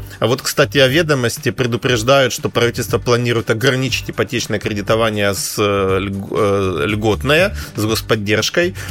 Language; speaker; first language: Russian; native; Russian